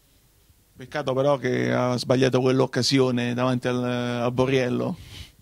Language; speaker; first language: Italian; native; Italian